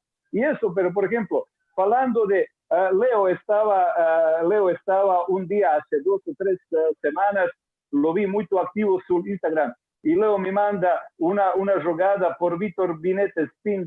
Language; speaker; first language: Portuguese; non-native, learner; Croatian